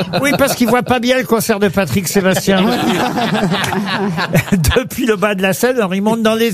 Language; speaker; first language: French; native; French